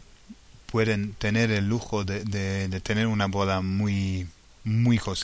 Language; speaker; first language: Spanish; non-native, fluent; English